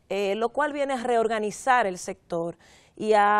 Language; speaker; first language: Spanish; native; Spanish